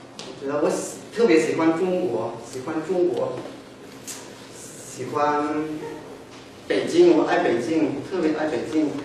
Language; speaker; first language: Chinese; non-native, fluent; Spanish